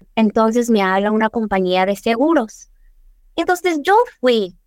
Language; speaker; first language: Spanish; early bilingual, heritage; Spanish